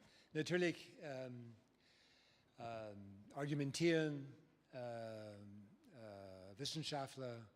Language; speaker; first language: German; non-native, learner; English